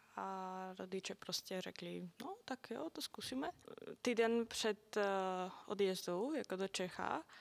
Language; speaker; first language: Czech; non-native, fluent; Greek